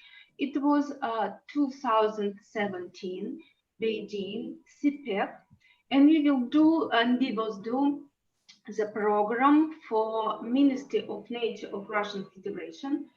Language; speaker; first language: English; non-native, learner; Russian